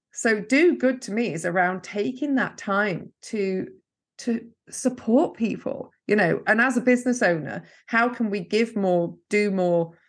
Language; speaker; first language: English; native; English